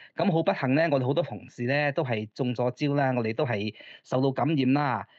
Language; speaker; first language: Cantonese; early bilingual, other home language; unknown